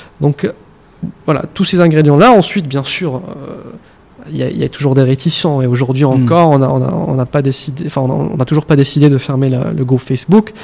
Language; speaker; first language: French; non-native, local second language; Arabic